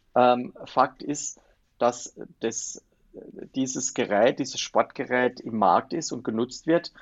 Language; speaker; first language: German; native; German